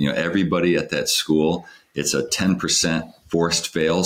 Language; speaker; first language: English; native; English